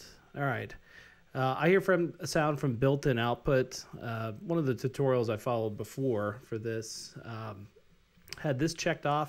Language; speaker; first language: English; native; English